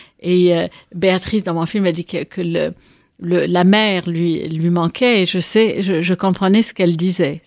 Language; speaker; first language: French; non-native, local second language; Arabic